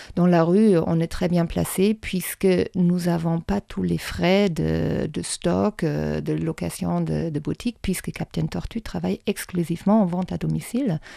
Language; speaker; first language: French; non-native, fluent; German